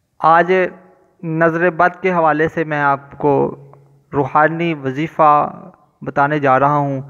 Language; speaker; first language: Urdu; non-native, local second language; Punjabi